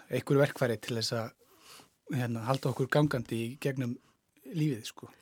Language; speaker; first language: Icelandic; native; Icelandic